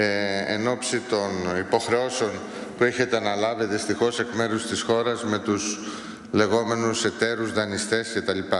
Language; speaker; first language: Greek; native; Greek